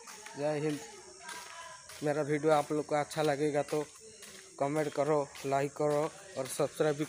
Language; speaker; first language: Hindi; non-native, local second language; Odia